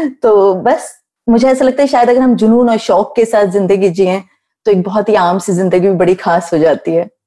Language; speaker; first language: Hindi; native; Hindi